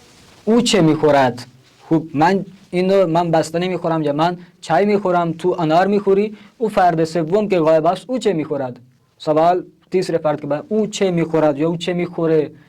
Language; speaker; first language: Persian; non-native, fluent; Urdu